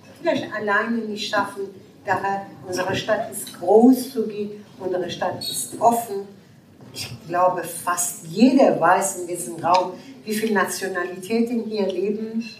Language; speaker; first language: German; non-native, fluent; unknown